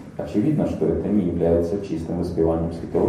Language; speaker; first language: Russian; native; Russian